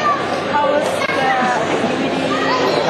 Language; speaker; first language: English; non-native, learner; Indonesian